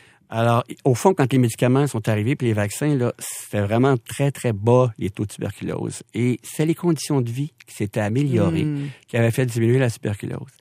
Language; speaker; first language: French; native; French